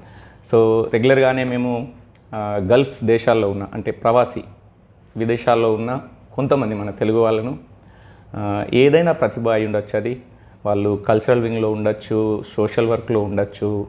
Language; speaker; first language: Telugu; native; Telugu